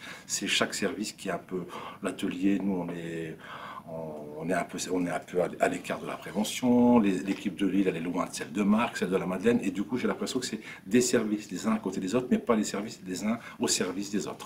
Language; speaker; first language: French; native; French